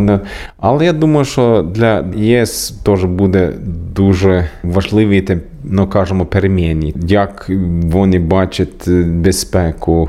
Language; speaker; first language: Ukrainian; non-native, learner; Swedish